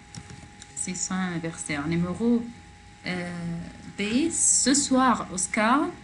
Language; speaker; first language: French; non-native, learner; Arabic